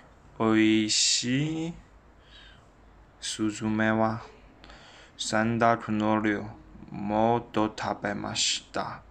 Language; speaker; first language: Japanese; non-native, learner; Chinese